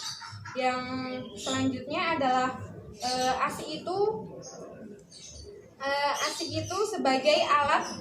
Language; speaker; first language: Indonesian; native; Indonesian